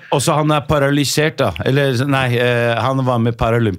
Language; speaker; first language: Norwegian; native; Norwegian